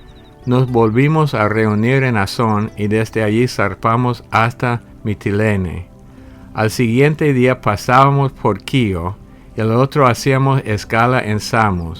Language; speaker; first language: Spanish; native; Spanish